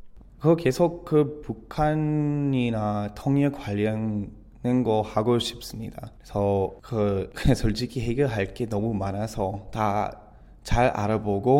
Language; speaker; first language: Korean; non-native, fluent; English